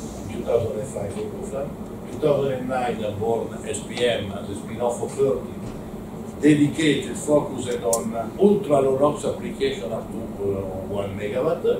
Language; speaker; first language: English; non-native, learner; Italian